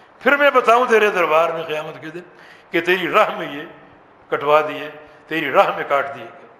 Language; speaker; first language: Urdu; native; Urdu